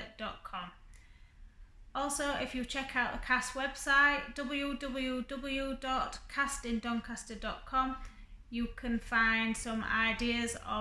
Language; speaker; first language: English; native; English